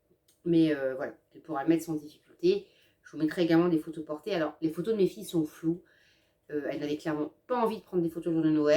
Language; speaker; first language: French; native; French